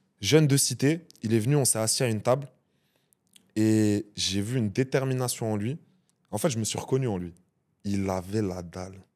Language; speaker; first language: French; native; French